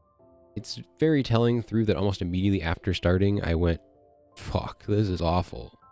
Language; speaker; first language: English; native; English